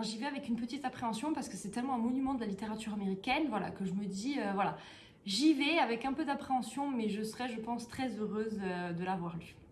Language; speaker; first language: French; native; French